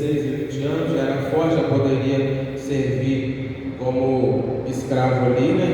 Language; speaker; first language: Portuguese; native; Portuguese